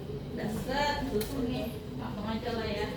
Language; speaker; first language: Indonesian; native; Indonesian